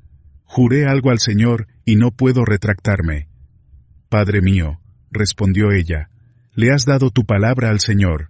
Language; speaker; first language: Spanish; native; Spanish